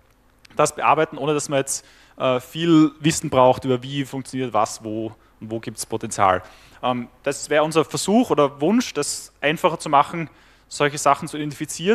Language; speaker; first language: German; native; German